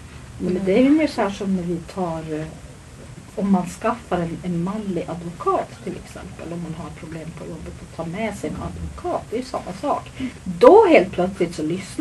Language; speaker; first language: Swedish; native; Swedish